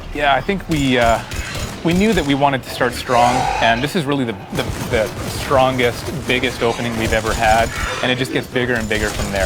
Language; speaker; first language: English; native; English